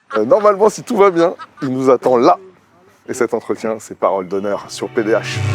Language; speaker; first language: French; native; French